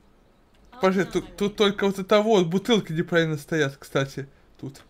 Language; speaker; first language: Russian; native; Russian